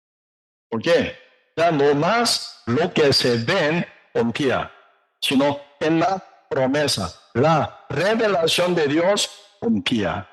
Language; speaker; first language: Spanish; non-native, learner; Korean